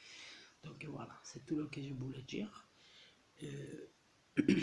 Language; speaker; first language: French; non-native, fluent; Catalan